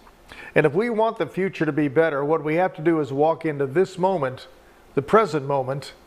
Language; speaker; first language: English; native; English